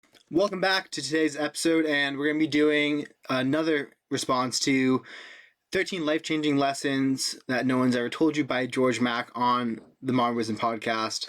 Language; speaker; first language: English; native; English